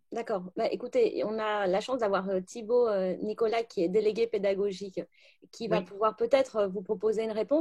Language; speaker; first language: French; native; French